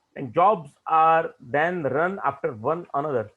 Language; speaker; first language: English; non-native, local second language; Gujarati